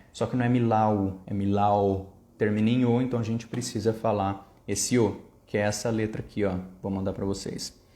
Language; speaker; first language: Portuguese; native; Portuguese